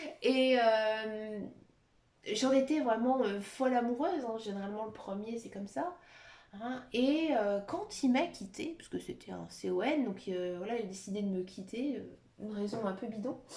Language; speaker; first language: French; native; French